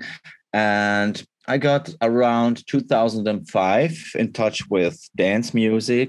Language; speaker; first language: English; non-native, fluent; Swiss German